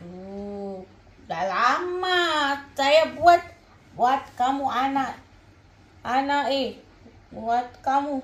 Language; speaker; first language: Indonesian; non-native, learner; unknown